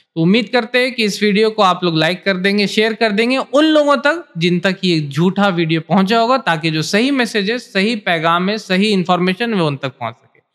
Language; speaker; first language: Hindi; native; Hindi